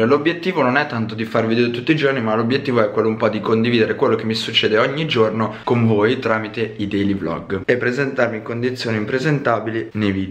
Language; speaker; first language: Italian; native; Italian